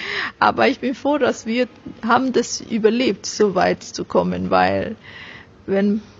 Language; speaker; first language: German; non-native, fluent; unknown